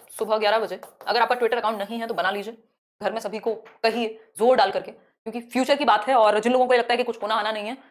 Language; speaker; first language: Hindi; native; Hindi